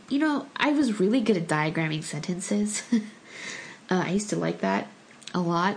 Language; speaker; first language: English; early bilingual, other home language; Korean